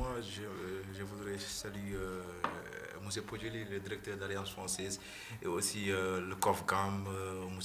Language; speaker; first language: French; non-native, fluent; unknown